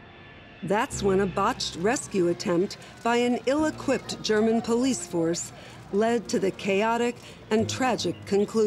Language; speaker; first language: English; native; English